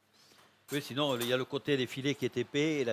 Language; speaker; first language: French; native; French